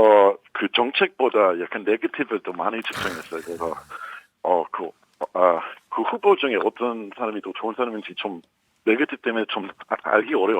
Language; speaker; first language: Korean; non-native, fluent; English